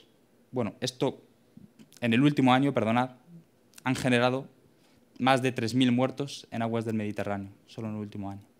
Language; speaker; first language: Spanish; native; Spanish